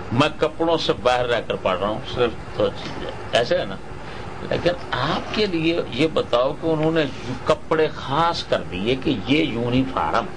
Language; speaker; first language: Urdu; native; Urdu